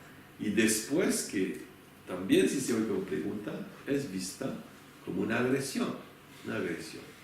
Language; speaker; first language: Spanish; non-native, fluent; French